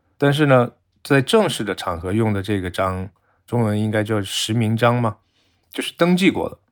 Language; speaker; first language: Chinese; non-native, fluent; Japanese